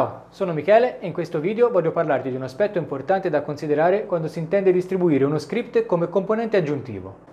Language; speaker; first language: Italian; native; Italian